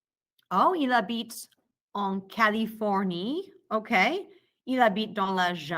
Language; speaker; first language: French; non-native, fluent; English